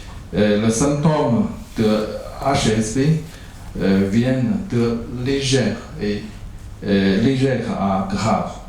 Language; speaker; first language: French; non-native, learner; Chinese